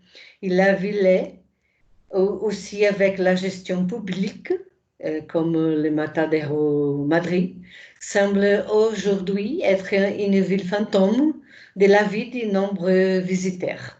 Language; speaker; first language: French; non-native, fluent; Portuguese